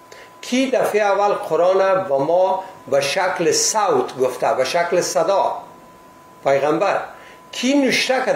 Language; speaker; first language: Persian; native; Persian